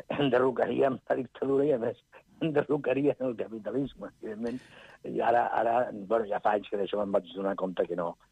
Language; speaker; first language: Catalan; non-native, local second language; Spanish